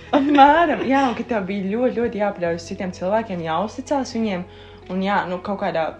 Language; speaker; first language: Latvian; native; Latvian